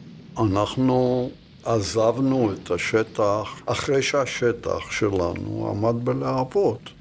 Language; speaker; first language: Hebrew; non-native, fluent; Polish